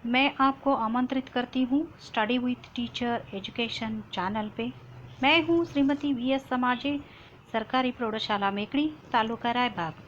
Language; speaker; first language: Hindi; non-native, local second language; Kannada